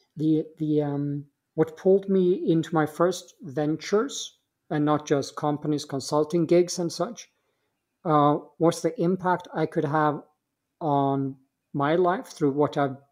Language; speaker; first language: English; non-native, fluent; Swedish